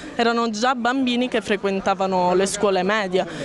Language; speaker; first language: Italian; non-native, fluent; Ukrainian